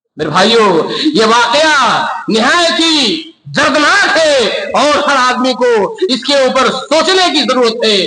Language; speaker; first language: Urdu; native; Urdu